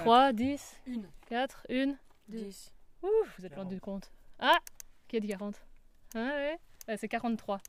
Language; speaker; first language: French; native; French